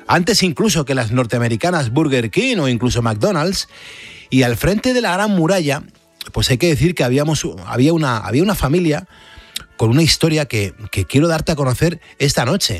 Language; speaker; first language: Spanish; native; Spanish